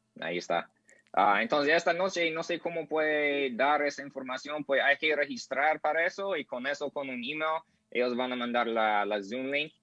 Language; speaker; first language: Spanish; non-native, learner; English